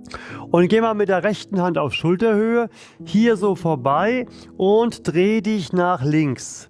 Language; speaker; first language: German; native; German